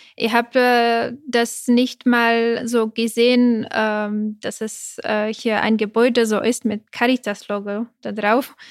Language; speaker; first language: German; non-native, fluent; Czech